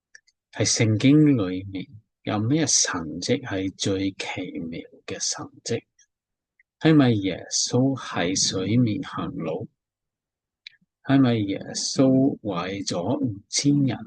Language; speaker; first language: Cantonese; non-native, fluent; English